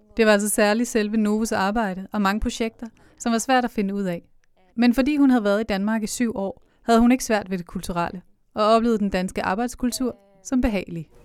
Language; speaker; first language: Danish; native; Danish